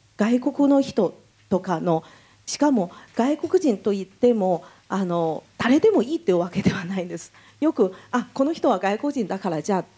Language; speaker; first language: Japanese; non-native, fluent; Chinese